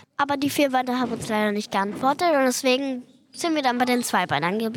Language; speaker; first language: German; native; German